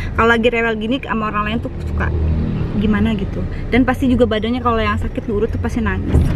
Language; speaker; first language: Indonesian; native; Indonesian